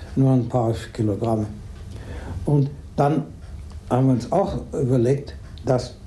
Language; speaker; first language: German; native; German